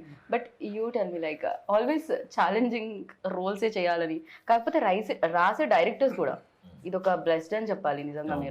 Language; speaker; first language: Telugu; native; Telugu